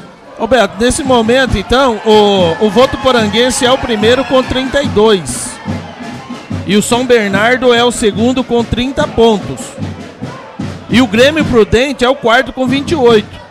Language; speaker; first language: Portuguese; native; Portuguese